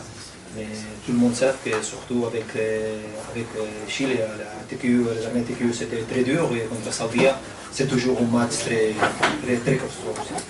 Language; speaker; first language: French; non-native, fluent; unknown